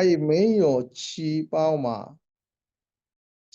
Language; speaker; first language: Chinese; non-native, learner; Bangla